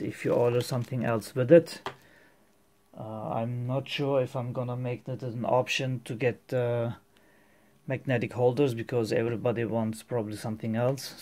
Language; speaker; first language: English; non-native, fluent; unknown